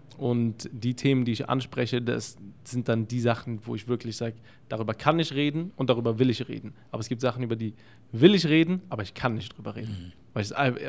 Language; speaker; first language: German; early bilingual, other home language; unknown